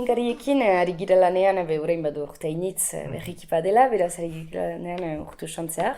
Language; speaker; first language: Basque; native; Basque